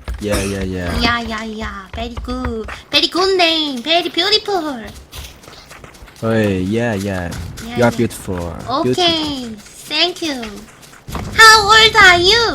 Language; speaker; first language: English; non-native, learner; Korean